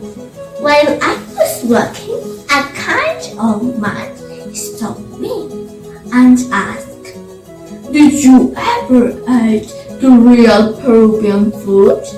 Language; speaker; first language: English; non-native, learner; Spanish